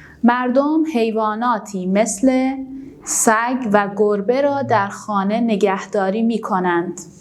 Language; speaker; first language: Persian; non-native, fluent; Urdu